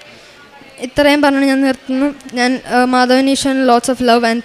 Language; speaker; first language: Malayalam; early bilingual, heritage; Malayalam